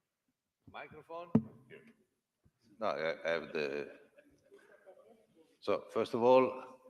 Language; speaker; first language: English; non-native, learner; Italian